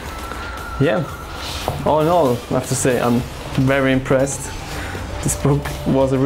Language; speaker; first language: English; non-native, fluent; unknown